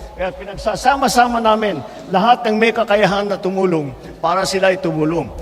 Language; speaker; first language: Filipino; native; Filipino